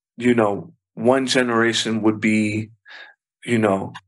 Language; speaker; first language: English; early bilingual, other home language; Spanish